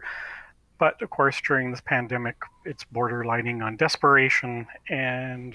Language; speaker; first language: English; native; English